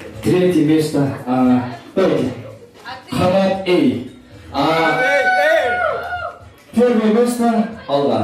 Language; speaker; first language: Russian; non-native, local second language; Kyrgyz